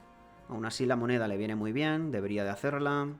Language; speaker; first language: Spanish; native; Spanish